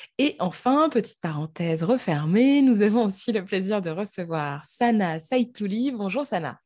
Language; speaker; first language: French; native; French